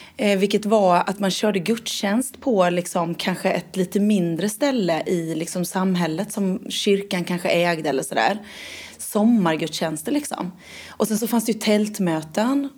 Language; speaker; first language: Swedish; native; Swedish